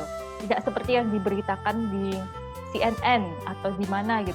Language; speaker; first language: Indonesian; native; Indonesian